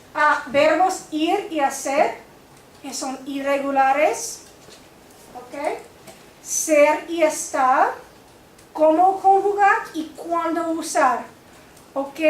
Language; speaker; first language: Spanish; non-native, fluent; English